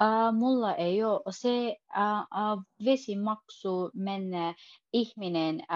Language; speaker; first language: Finnish; non-native, learner; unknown